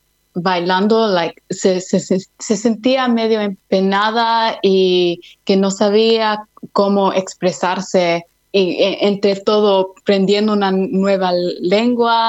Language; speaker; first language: Spanish; early bilingual, other home language; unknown